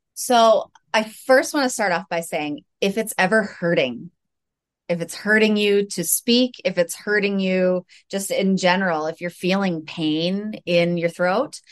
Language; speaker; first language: English; native; English